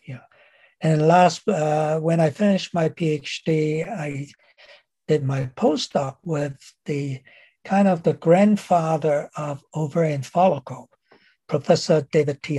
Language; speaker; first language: English; non-native, local second language; Cantonese